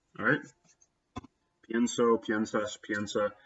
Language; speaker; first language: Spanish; non-native, fluent; English